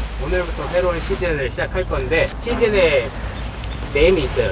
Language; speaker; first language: Korean; native; Korean